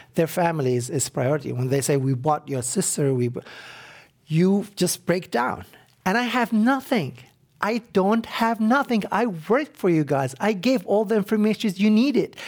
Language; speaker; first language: English; non-native, fluent; Arabic